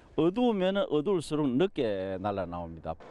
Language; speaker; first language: Korean; native; Korean